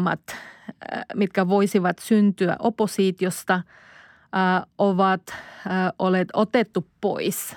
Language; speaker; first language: Finnish; non-native, fluent; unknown